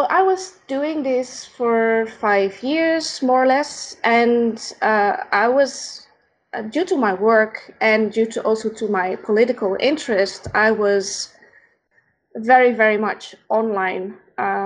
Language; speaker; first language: English; non-native, fluent; Dutch